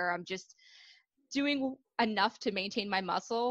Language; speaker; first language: English; native; English